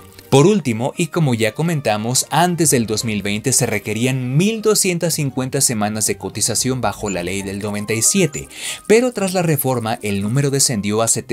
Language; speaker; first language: Spanish; native; Spanish